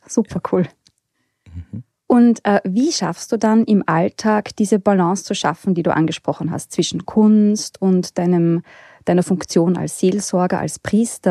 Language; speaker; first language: German; native; German